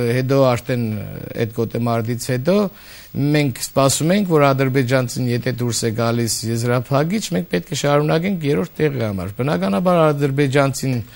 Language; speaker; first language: Armenian; native; Armenian